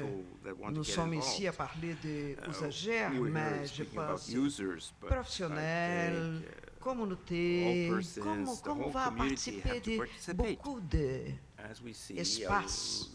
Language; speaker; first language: French; non-native, learner; Portuguese